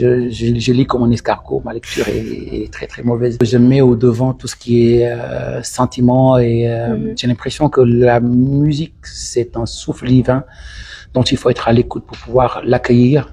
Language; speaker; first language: French; non-native, local second language; Wolof